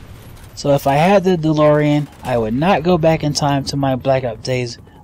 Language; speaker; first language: English; native; English